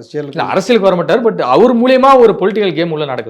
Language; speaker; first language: Tamil; native; Tamil